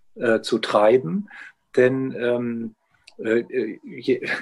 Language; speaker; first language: German; early bilingual, heritage; Greek